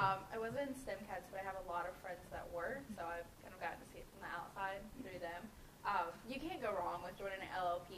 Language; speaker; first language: English; native; English